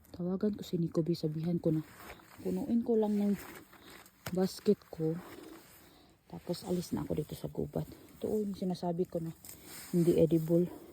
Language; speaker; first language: Filipino; non-native, local second language; Cebuano